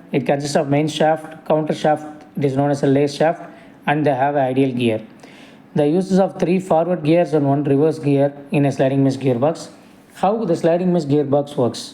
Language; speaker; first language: English; non-native, local second language; Tamil